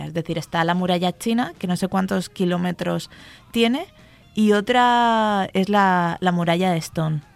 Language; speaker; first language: Spanish; native; Spanish